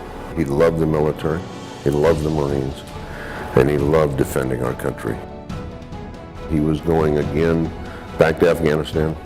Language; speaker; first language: English; native; English